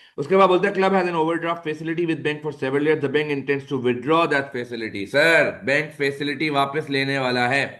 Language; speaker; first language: Urdu; native; Urdu